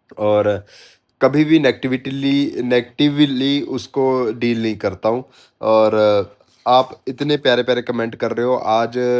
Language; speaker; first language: Hindi; native; Hindi